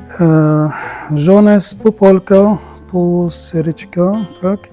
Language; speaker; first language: Polish; non-native, learner; Arabic